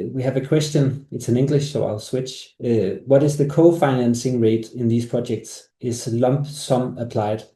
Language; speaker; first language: English; non-native, fluent; Danish